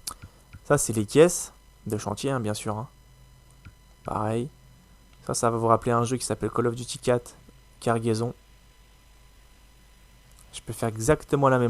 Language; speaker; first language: French; native; French